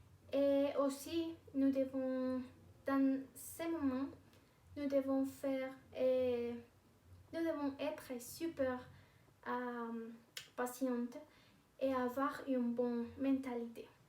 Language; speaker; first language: French; non-native, learner; Spanish